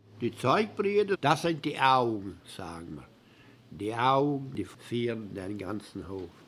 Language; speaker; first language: German; early bilingual, heritage; German